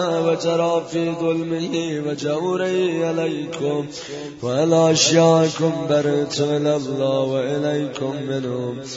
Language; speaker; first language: Arabic; non-native, fluent; Persian